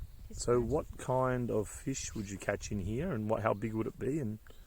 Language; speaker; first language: English; native; English